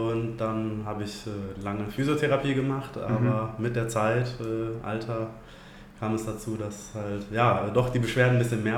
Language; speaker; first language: German; native; German